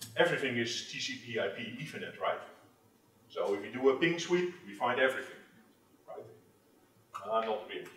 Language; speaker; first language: English; non-native, fluent; Dutch